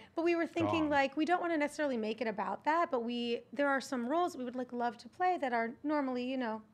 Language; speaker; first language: English; native; English